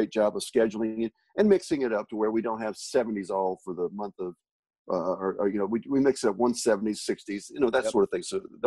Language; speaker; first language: English; native; English